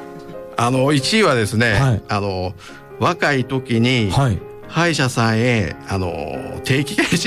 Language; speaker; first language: Japanese; native; Japanese